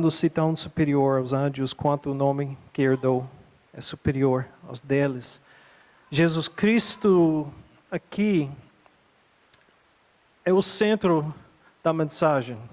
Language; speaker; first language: Portuguese; non-native, fluent; English